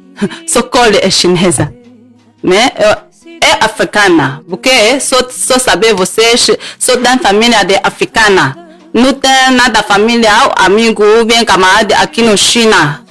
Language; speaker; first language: Portuguese; non-native, learner; Chinese